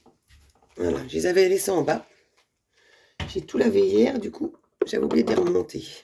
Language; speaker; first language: French; native; French